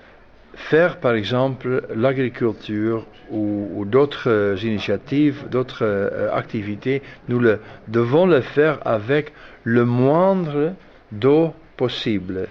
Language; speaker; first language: French; non-native, fluent; Dutch